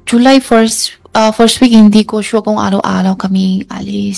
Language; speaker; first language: Filipino; non-native, learner; Chinese